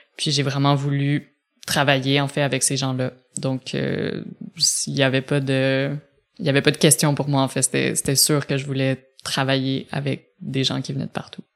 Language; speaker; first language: French; native; French